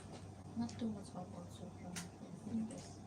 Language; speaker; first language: English; non-native, learner; Nepali